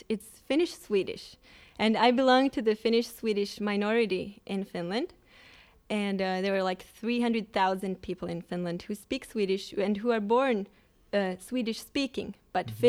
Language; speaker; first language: English; non-native, fluent; Swedish